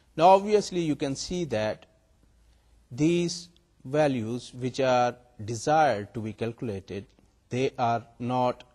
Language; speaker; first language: English; non-native, local second language; Urdu